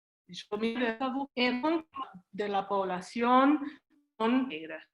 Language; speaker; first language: Spanish; non-native, fluent; Portuguese